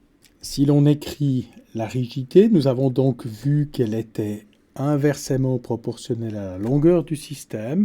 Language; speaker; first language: French; native; French